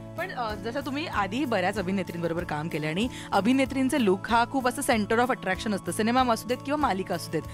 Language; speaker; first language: Marathi; native; Marathi